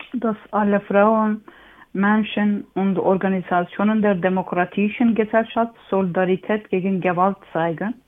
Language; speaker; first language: German; non-native, learner; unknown